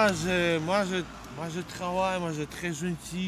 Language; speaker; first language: French; non-native, learner; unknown